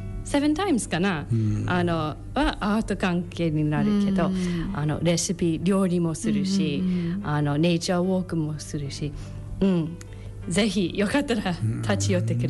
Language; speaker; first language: Japanese; non-native, learner; English